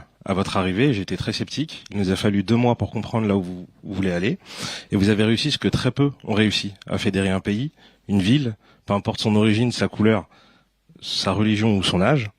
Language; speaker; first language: French; native; French